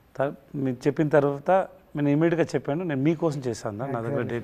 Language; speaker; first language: Telugu; non-native, local second language; Tamil